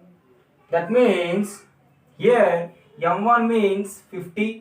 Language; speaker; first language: English; non-native, local second language; Telugu